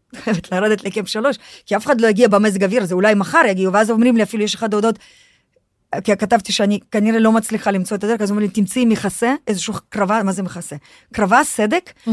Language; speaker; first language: Hebrew; non-native, fluent; Russian